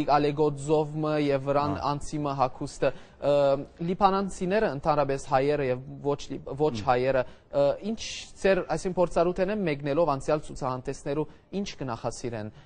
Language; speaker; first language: Armenian; early bilingual, heritage; Armenian